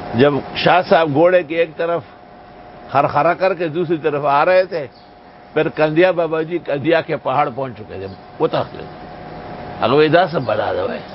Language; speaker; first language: Urdu; non-native, local second language; Pashto